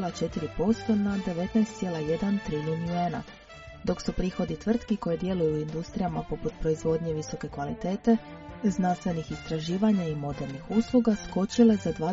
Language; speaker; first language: Croatian; native; Croatian